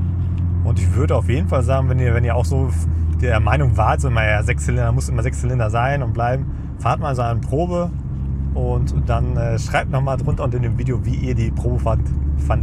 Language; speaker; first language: German; native; German